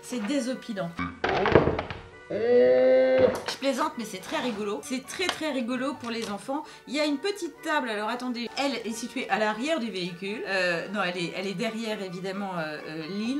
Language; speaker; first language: French; native; French